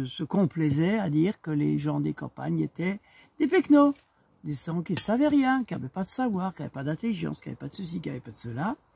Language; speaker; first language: French; native; French